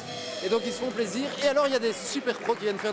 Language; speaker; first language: French; native; French